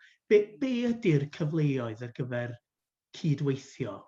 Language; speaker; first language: Welsh; native; Welsh